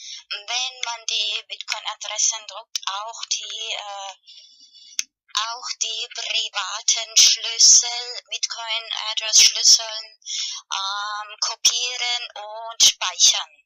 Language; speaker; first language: German; non-native, fluent; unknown